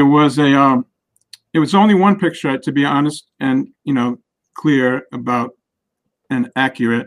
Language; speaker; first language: English; native; English